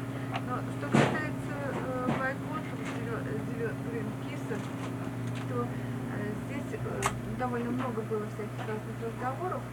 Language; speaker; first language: Russian; native; Russian